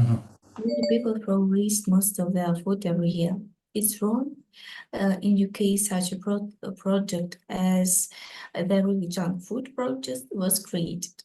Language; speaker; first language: English; non-native, learner; Ukrainian